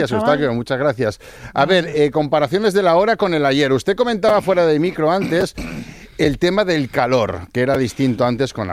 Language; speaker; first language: Spanish; native; Spanish